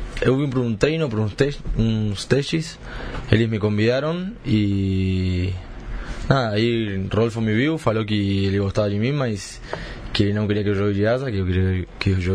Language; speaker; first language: Portuguese; early bilingual, heritage; Spanish